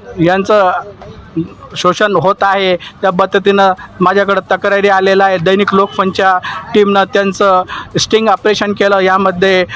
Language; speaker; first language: Marathi; non-native, local second language; Urdu